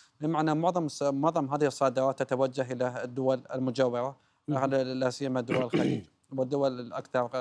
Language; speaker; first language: Arabic; native; Arabic